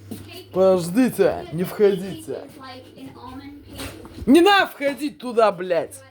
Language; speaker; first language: Russian; native; Russian